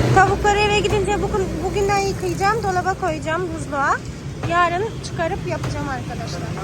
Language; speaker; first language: Turkish; native; Turkish